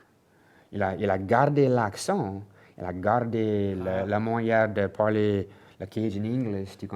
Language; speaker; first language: French; non-native, local second language; English